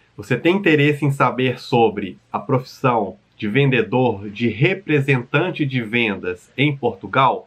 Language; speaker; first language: Portuguese; native; Portuguese